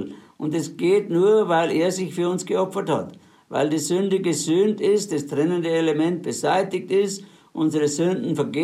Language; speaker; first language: German; native; German